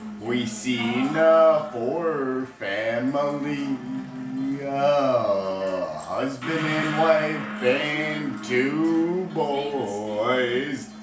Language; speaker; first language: English; native; English